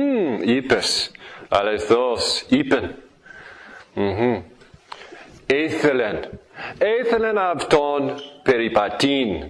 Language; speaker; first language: Greek; non-native, fluent; English